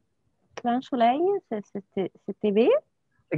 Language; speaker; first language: French; non-native, learner; Arabic